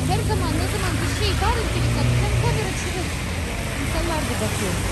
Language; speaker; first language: Turkish; non-native, learner; Russian